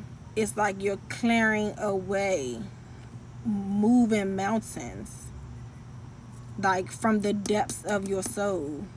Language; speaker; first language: English; native; English